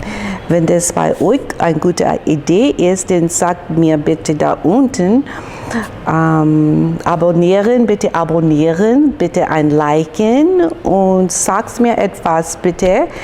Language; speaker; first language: German; non-native, learner; English